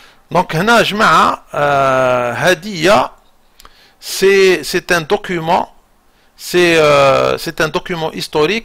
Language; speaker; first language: French; non-native, local second language; Arabic